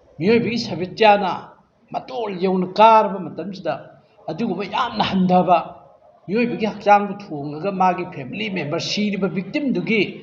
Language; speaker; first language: Manipuri; native; Manipuri